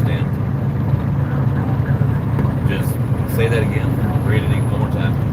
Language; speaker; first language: English; native; English